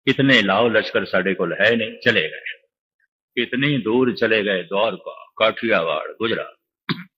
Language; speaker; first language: Hindi; non-native, local second language; Punjabi